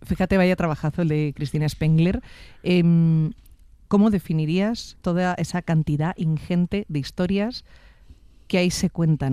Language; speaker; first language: Spanish; native; Spanish